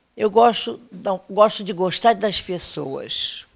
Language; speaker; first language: Portuguese; native; Portuguese